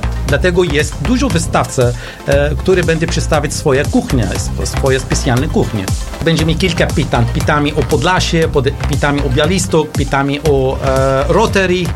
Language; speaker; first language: Polish; non-native, learner; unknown